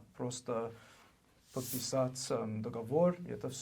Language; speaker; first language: Russian; non-native, learner; English